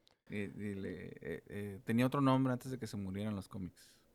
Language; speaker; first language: Spanish; native; Spanish